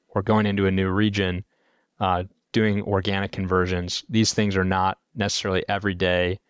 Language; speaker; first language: English; native; English